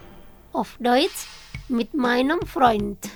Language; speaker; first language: German; non-native, fluent; Indonesian